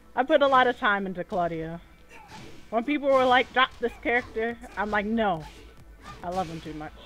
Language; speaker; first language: English; native; English